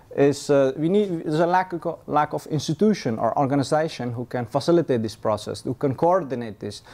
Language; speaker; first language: English; non-native, fluent; Persian